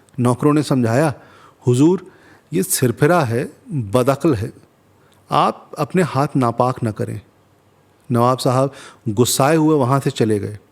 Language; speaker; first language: Urdu; non-native, local second language; Hindi